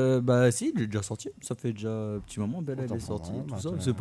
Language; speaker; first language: French; native; French